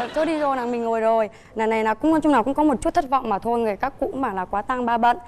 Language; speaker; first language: Vietnamese; native; Vietnamese